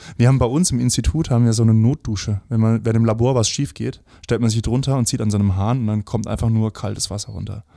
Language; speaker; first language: German; native; German